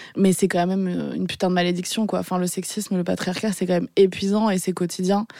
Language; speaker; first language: French; early bilingual, other home language; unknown